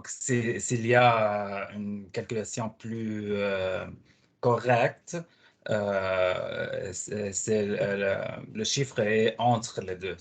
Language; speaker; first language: French; non-native, fluent; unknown